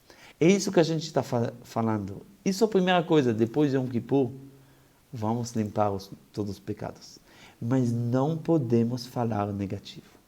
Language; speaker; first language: Portuguese; non-native, fluent; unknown